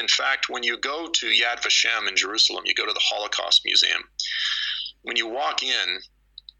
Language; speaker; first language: English; native; English